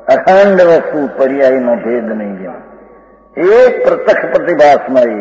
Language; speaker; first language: Hindi; non-native, local second language; Gujarati